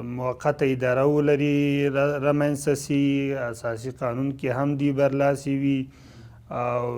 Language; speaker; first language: Pashto; native; Pashto